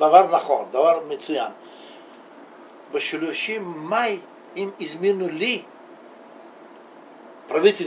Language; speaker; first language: Hebrew; non-native, learner; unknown